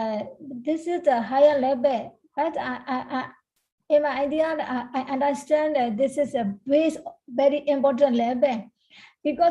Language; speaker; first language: English; non-native, learner; Burmese